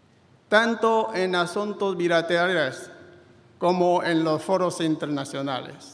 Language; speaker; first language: Spanish; non-native, fluent; Chinese